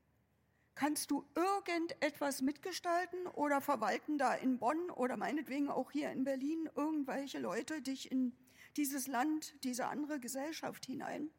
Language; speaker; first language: German; native; German